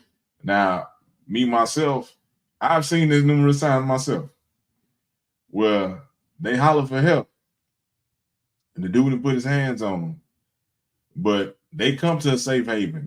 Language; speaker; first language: English; native; English